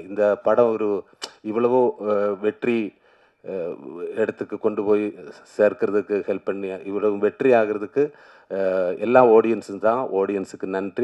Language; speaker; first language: Tamil; non-native, learner; Malayalam